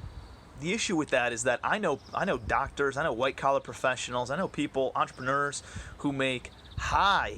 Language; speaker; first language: English; native; English